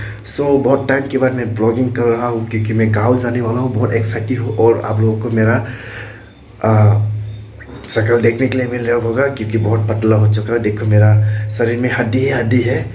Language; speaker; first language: Hindi; non-native, local second language; Kok Borok